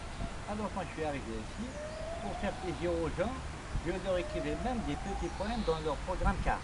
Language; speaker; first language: French; non-native, local second language; Kabyle